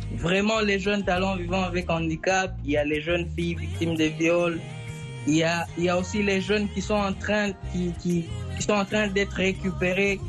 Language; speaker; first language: French; non-native, local second language; Swahili